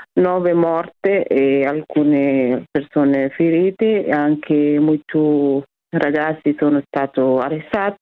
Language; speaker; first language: Italian; non-native, fluent; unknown